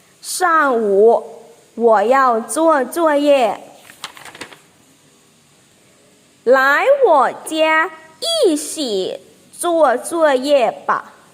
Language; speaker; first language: Chinese; non-native, fluent; Thai